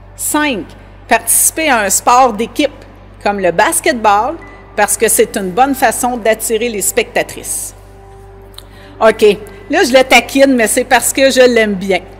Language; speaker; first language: French; native; French